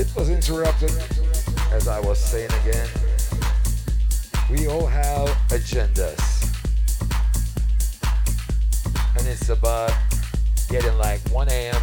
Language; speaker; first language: English; non-native, fluent; Turkish